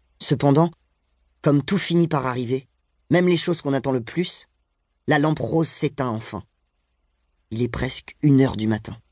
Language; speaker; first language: French; native; French